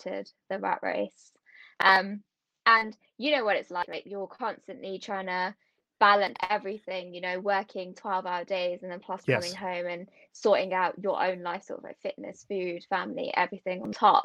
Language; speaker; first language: English; native; English